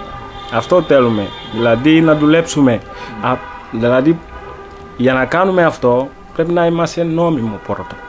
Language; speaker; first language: Greek; non-native, learner; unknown